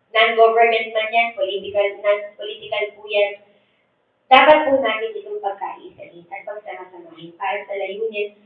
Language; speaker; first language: Filipino; native; Filipino